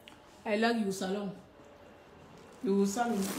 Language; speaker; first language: English; non-native, learner; French